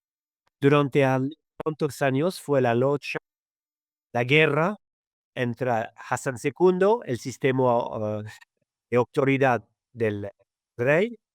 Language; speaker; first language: Spanish; non-native, fluent; Arabic